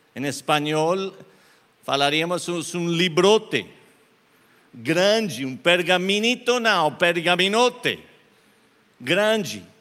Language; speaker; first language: Portuguese; non-native, learner; Spanish